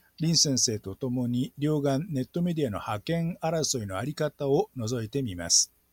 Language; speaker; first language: Japanese; native; Japanese